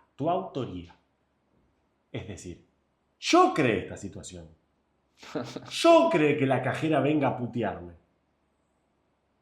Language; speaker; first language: Spanish; native; Spanish